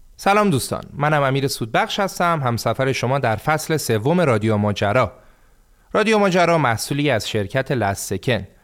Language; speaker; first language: Persian; native; Persian